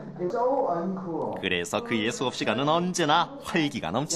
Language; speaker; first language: Korean; native; Korean